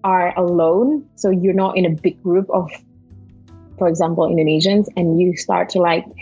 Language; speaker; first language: English; non-native, fluent; Malay